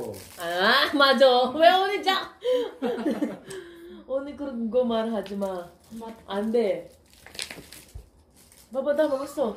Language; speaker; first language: Korean; non-native, fluent; Filipino